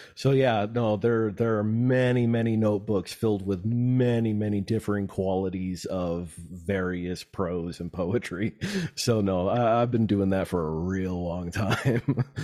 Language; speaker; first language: English; native; English